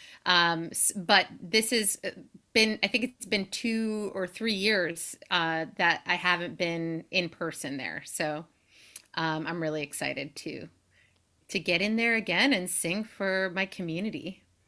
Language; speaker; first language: English; native; English